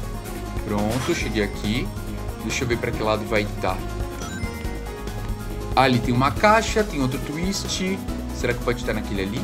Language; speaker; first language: Portuguese; native; Portuguese